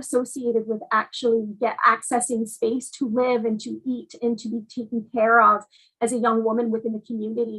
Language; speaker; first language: English; native; English